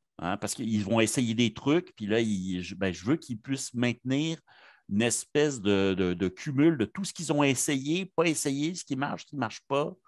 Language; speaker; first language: French; native; French